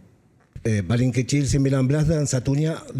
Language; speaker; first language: Indonesian; non-native, fluent; Spanish